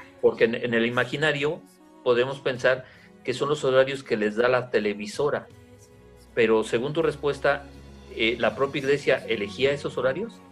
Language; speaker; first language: Spanish; native; Spanish